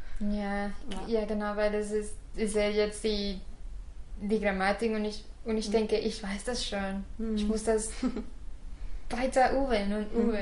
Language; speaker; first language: German; non-native, fluent; Spanish